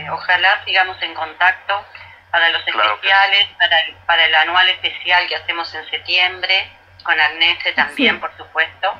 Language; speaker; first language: Spanish; native; Spanish